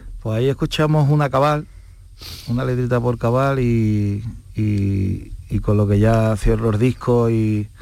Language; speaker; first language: Spanish; native; Spanish